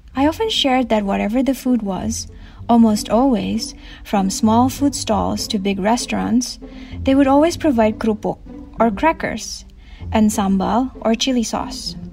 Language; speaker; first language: English; non-native, fluent; Indonesian